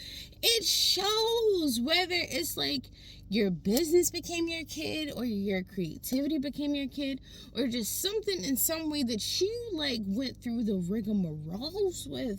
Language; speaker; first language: English; native; English